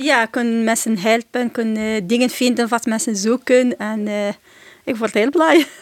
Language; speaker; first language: Dutch; non-native, learner; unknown